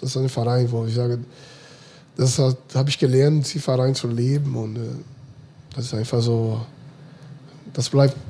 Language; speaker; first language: German; non-native, fluent; Portuguese